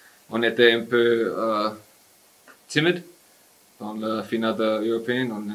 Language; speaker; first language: French; non-native, learner; English